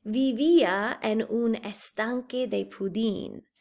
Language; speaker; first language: Spanish; non-native, fluent; English